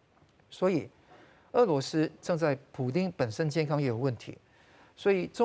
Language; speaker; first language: Chinese; non-native, local second language; Cantonese